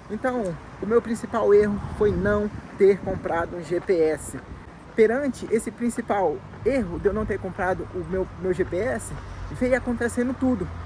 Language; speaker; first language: Portuguese; native; Portuguese